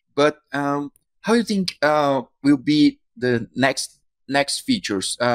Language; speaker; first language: English; non-native, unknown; Portuguese